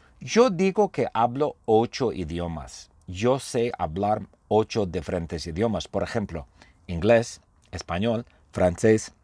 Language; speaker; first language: Spanish; non-native, fluent; English